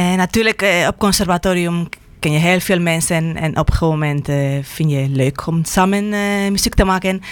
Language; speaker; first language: Dutch; non-native, fluent; Spanish